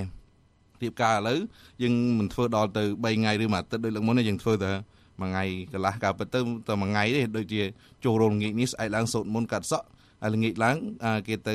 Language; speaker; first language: Khmer; native; Khmer